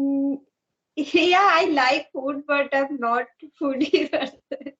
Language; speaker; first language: English; non-native, learner; Hindi